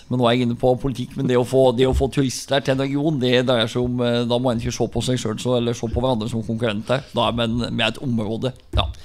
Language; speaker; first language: Norwegian; native; Norwegian